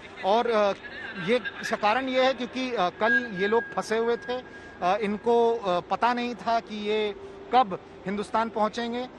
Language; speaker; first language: Hindi; native; Hindi